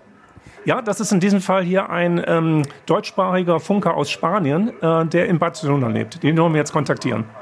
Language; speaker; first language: German; native; German